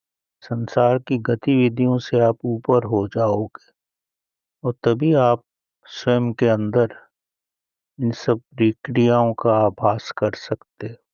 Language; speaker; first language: Hindi; native; Hindi